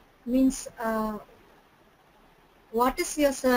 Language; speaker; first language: English; non-native, local second language; Tamil